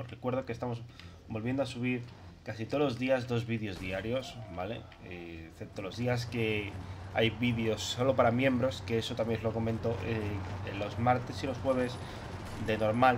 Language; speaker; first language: Spanish; native; Spanish